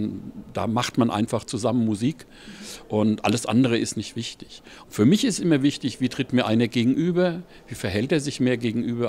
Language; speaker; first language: German; native; German